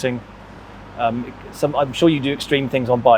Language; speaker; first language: English; native; English